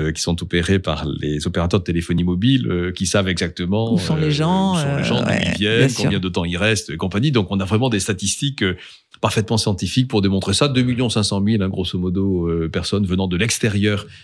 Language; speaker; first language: French; native; French